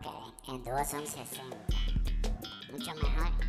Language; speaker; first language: Spanish; native; Spanish